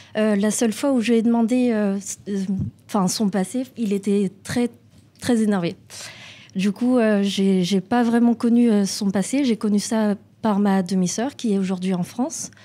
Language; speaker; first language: French; native; French